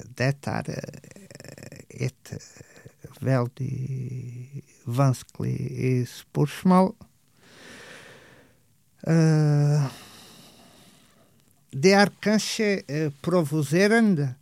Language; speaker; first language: Norwegian; non-native, fluent; Portuguese